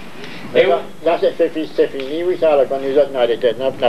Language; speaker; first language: French; native; French